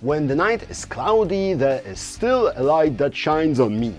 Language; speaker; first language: English; non-native, fluent; Polish